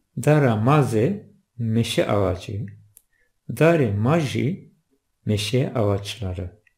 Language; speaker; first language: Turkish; non-native, local second language; Zaza